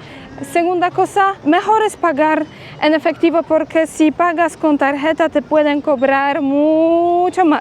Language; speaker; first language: Spanish; non-native, fluent; Polish